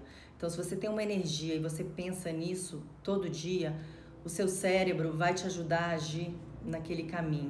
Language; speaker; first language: Portuguese; native; Portuguese